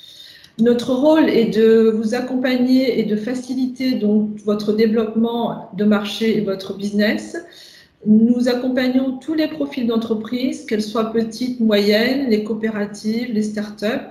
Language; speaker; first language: French; native; French